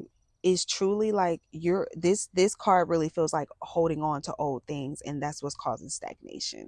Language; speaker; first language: English; native; English